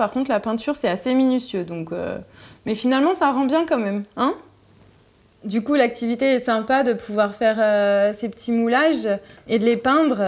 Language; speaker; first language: French; native; French